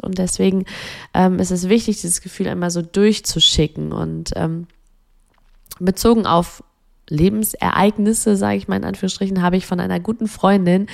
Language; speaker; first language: German; native; German